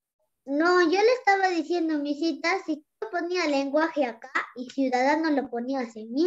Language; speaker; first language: Spanish; native; Spanish